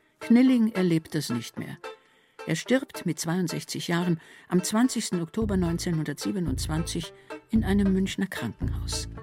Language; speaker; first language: German; native; German